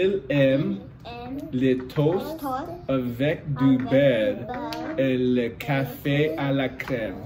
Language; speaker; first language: French; non-native, learner; Filipino